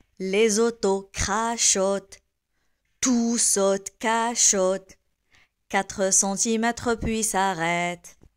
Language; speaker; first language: French; non-native, local second language; Arabic